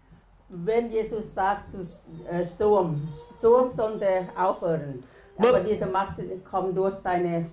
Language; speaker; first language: German; non-native, learner; Thai